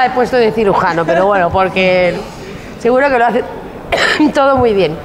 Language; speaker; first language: Spanish; native; Spanish